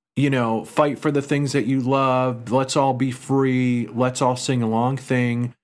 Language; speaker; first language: English; native; English